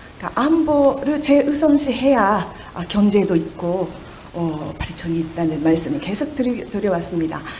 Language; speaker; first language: Korean; non-native, fluent; Japanese